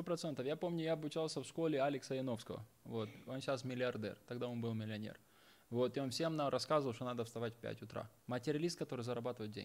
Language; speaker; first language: Russian; native; Russian